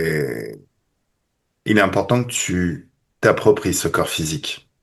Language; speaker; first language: French; native; French